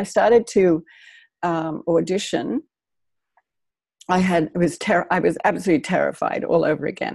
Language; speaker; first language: English; native; English